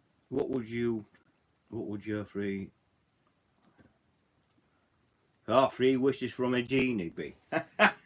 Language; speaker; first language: English; native; English